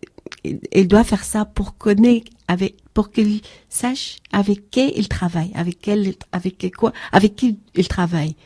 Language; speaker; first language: French; non-native, learner; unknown